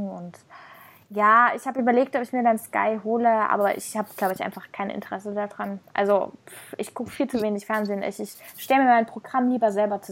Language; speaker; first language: German; native; German